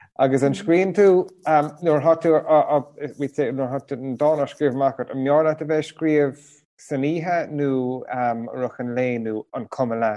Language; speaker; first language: Irish; non-native, local second language; English